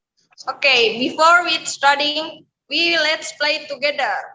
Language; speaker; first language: English; non-native, learner; Indonesian